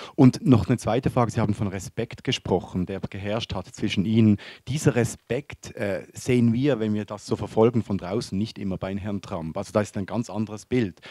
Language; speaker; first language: German; native; German